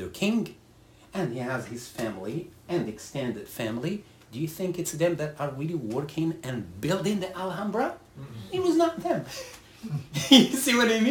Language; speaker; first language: English; non-native, fluent; Arabic